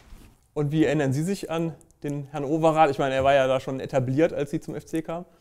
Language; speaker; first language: German; native; German